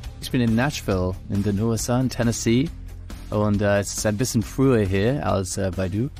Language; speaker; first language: German; non-native, learner; English